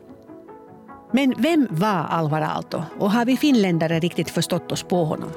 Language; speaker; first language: Swedish; native; Swedish